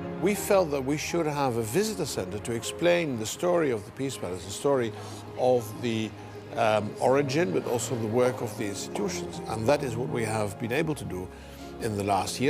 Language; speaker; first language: English; non-native, fluent; Dutch